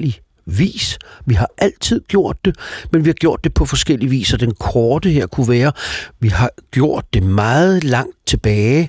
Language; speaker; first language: Danish; native; Danish